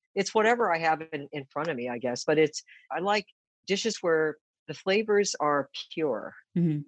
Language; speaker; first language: English; early bilingual, other home language; Japanese